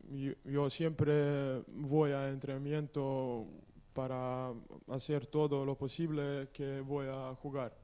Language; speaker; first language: Spanish; non-native, learner; Serbian